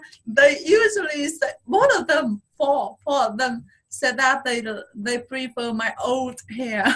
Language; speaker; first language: English; non-native, fluent; Vietnamese